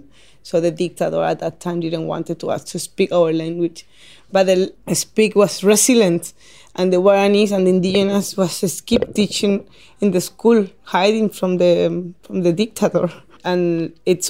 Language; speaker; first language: English; non-native, fluent; Spanish